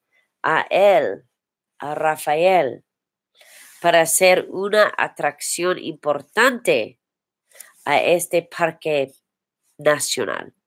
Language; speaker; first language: Spanish; non-native, learner; English